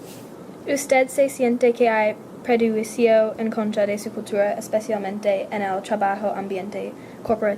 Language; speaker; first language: Spanish; non-native, learner; English